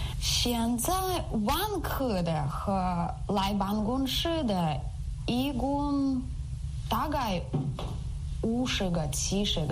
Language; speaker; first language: Chinese; non-native, learner; Ukrainian